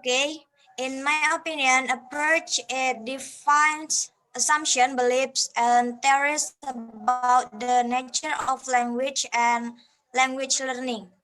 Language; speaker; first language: English; non-native, learner; Indonesian